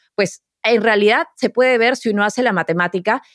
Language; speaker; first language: Spanish; native; Spanish